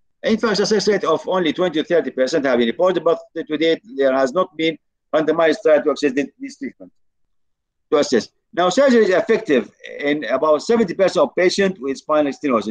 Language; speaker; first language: English; non-native, fluent; Arabic